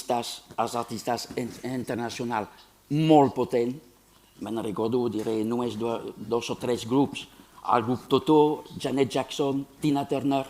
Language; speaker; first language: Catalan; non-native, fluent; French